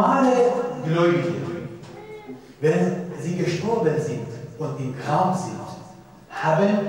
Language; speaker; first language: German; non-native, fluent; Persian